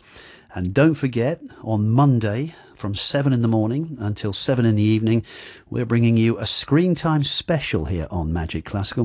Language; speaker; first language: English; native; English